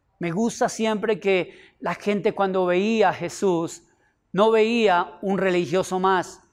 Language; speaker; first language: Spanish; native; Spanish